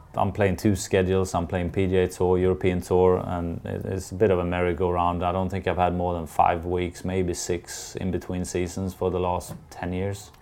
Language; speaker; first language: English; non-native, fluent; Swedish